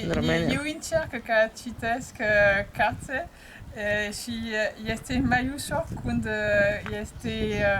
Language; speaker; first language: Romanian; non-native, learner; French